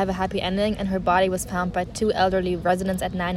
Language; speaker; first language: English; non-native, fluent; German